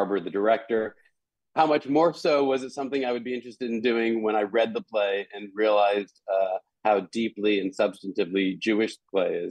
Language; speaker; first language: English; native; English